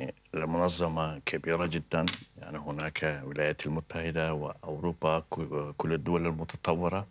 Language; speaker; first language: Arabic; non-native, fluent; Turkish